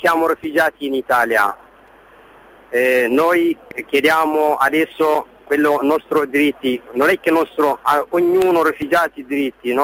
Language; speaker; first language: Italian; non-native, learner; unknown